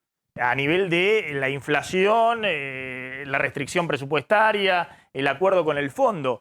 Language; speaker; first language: Spanish; native; Spanish